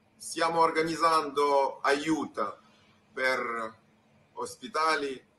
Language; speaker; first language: Italian; non-native, learner; Ukrainian